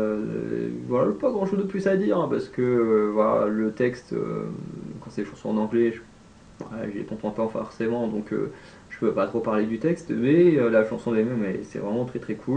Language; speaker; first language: French; native; French